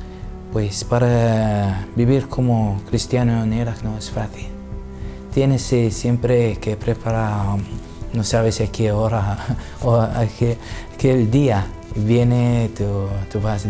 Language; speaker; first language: Spanish; non-native, learner; Assyrian Neo-Aramaic